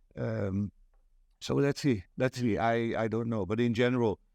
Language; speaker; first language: English; non-native, fluent; Dutch